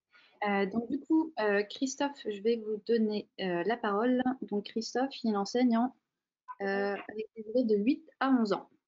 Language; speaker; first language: French; native; French